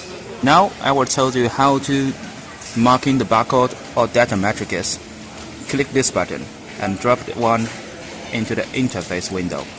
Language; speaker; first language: English; non-native, learner; Chinese